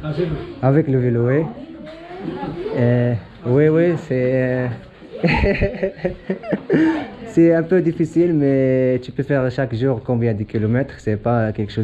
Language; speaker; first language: French; non-native, learner; Arabic